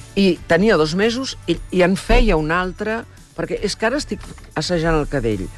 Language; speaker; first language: Catalan; early bilingual, heritage; Catalan